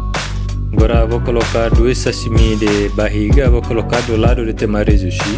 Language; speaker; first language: Portuguese; non-native, learner; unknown